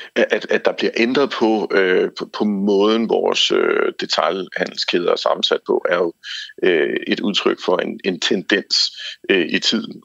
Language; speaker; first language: Danish; native; Danish